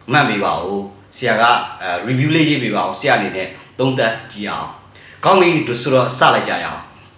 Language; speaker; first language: Burmese; native; Burmese